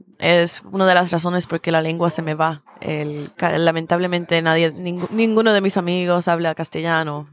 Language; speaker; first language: Spanish; native; Spanish